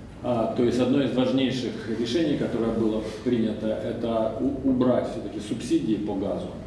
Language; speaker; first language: Russian; native; Russian